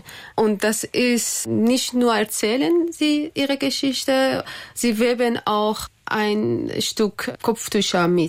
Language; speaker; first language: German; non-native, learner; Persian